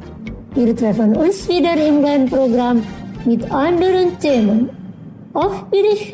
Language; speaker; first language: German; non-native, fluent; Indonesian